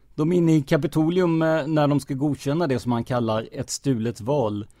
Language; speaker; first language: Swedish; non-native, fluent; English